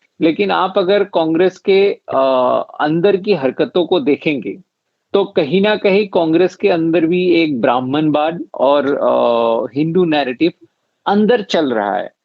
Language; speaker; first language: Hindi; non-native, local second language; Assamese